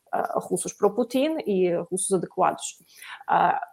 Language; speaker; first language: Portuguese; non-native, fluent; Russian